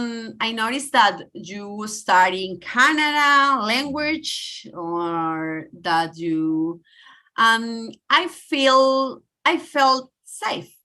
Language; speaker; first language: English; non-native, learner; Spanish